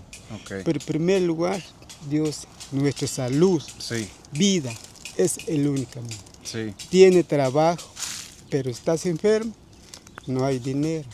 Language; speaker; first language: Spanish; non-native, local second language; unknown